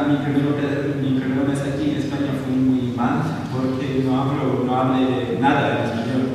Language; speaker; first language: Spanish; non-native, learner; Arabic